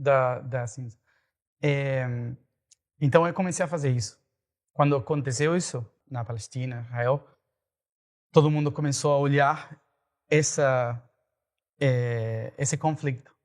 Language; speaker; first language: Portuguese; non-native, fluent; Spanish